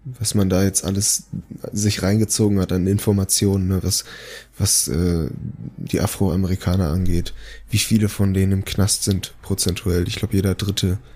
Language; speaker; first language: German; native; German